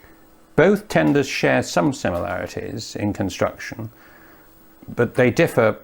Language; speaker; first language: English; native; English